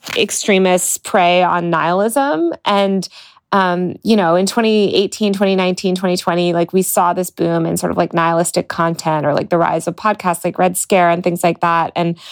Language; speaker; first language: English; native; English